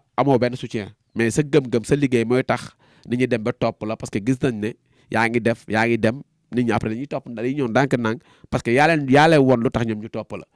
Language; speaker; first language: Wolof; non-native, local second language; Jola-Fonyi